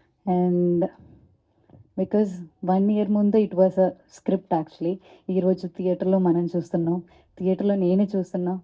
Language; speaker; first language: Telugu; non-native, learner; Malayalam